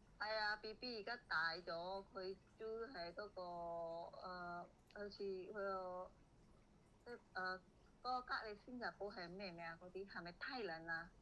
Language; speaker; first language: Cantonese; non-native, fluent; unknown